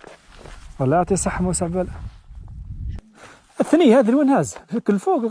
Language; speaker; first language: Arabic; native; Arabic